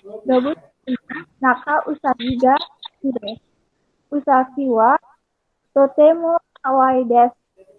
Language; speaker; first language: Japanese; non-native, learner; Indonesian